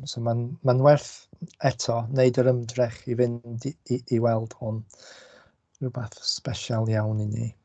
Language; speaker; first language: Welsh; non-native, local second language; English